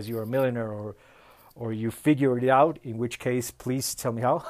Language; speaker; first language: English; non-native, fluent; Spanish